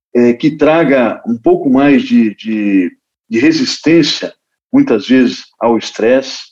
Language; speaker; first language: Portuguese; native; Portuguese